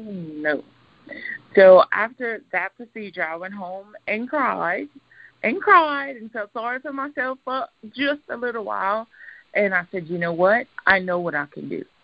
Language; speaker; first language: English; native; English